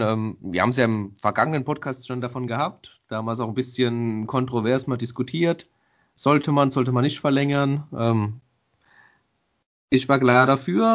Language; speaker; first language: German; native; German